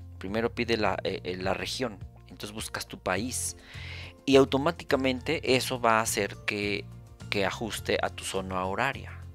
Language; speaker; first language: Spanish; native; Spanish